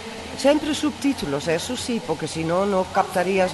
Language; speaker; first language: Spanish; non-native, fluent; Dutch